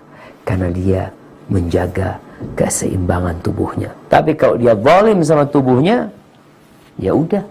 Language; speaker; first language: Indonesian; native; Indonesian